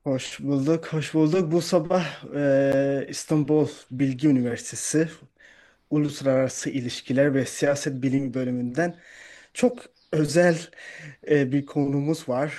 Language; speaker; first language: Turkish; non-native, fluent; Urdu